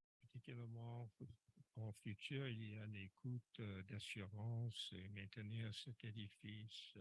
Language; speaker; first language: French; non-native, local second language; English